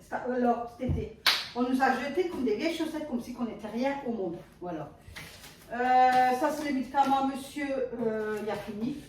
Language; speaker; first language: French; native; French